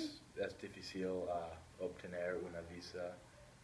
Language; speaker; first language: Spanish; non-native, learner; English